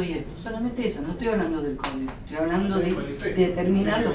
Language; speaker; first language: Spanish; native; Spanish